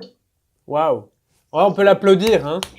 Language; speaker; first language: French; native; French